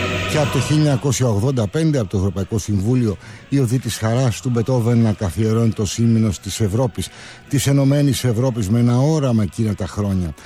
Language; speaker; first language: Greek; native; Greek